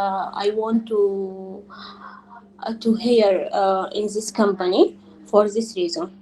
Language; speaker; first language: English; non-native, learner; Arabic